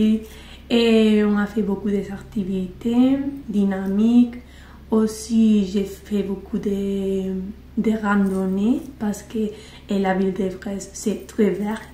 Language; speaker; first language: French; non-native, learner; Spanish